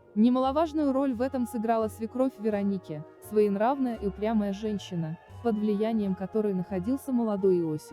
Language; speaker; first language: Russian; native; Russian